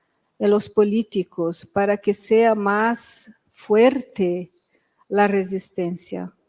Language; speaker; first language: Spanish; non-native, fluent; Portuguese